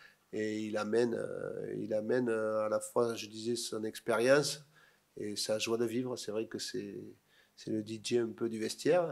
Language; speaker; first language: French; native; French